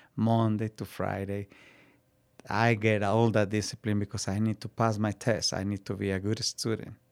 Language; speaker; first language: English; non-native, learner; Spanish